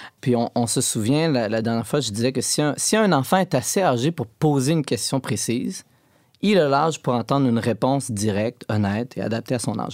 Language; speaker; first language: French; native; French